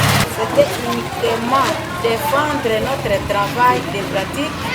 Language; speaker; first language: French; non-native, learner; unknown